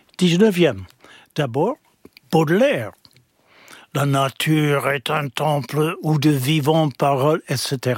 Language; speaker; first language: French; non-native, fluent; English